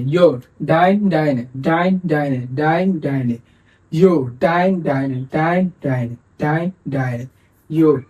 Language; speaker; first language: German; non-native, learner; Bangla